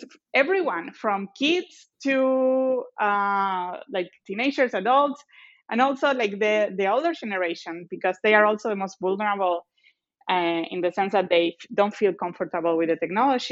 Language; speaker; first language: English; non-native, fluent; Spanish